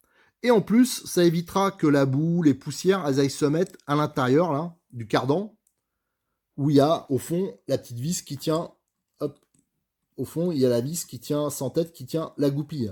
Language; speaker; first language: French; native; French